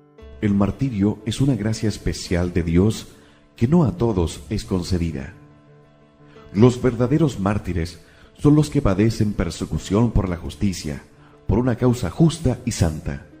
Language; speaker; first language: Spanish; native; Spanish